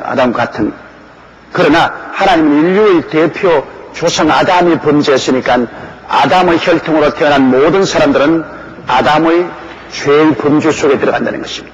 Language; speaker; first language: Korean; native; Korean